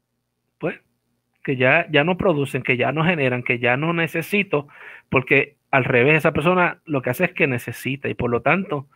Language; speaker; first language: Spanish; native; Spanish